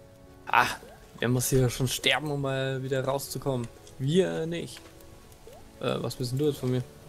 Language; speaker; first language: German; native; German